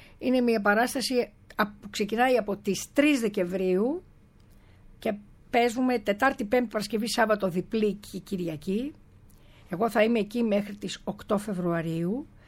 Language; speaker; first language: Greek; early bilingual, other home language; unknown